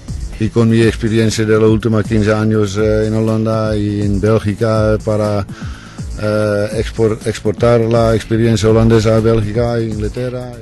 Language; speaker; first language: Spanish; non-native, learner; Dutch